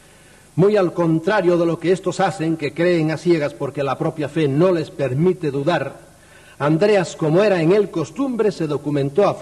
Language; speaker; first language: Spanish; native; Spanish